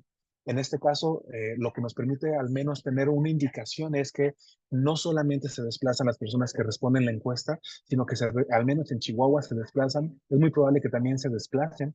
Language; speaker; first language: Spanish; native; Spanish